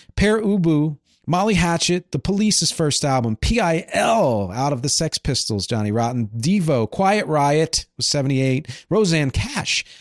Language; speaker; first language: English; native; English